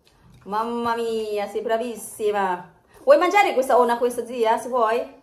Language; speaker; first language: Italian; non-native, learner; Filipino